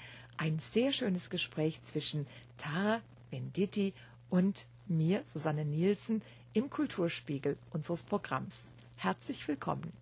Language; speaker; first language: German; native; German